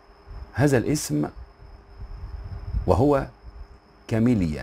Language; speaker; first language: Arabic; native; Arabic